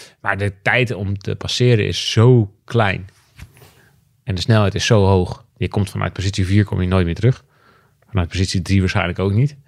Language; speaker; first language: Dutch; native; Dutch